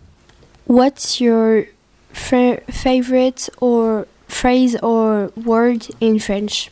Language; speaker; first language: English; non-native, learner; French